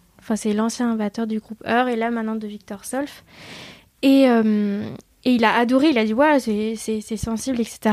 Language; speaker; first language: French; early bilingual, other home language; Vietnamese